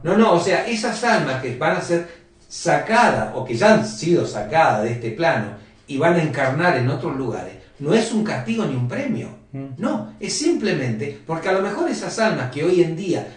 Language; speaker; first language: Spanish; native; Spanish